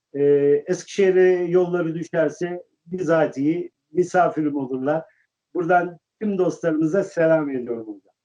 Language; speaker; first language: Turkish; native; Turkish